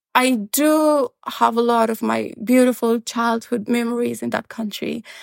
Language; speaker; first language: English; non-native, fluent; Pashto